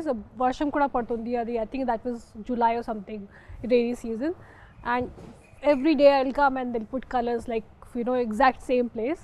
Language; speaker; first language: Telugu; non-native, fluent; Hindi